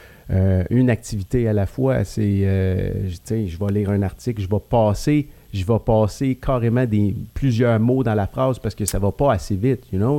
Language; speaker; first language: French; native; French